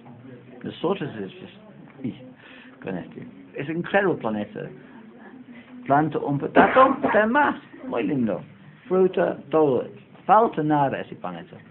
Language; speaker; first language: Spanish; non-native, learner; English